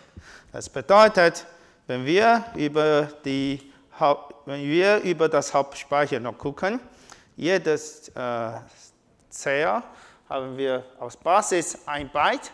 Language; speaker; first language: German; non-native, learner; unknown